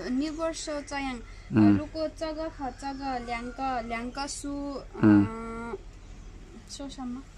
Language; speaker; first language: Chinese; non-native, learner; Nepali